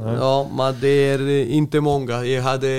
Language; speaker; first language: Swedish; non-native, fluent; Serbian